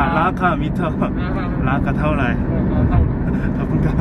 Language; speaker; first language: Thai; non-native, learner; Korean